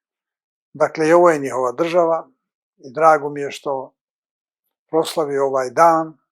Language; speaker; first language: Bosnian; native; Bosnian